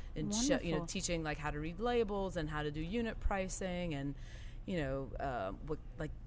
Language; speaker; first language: English; native; English